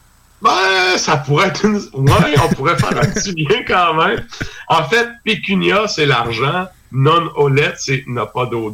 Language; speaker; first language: French; native; French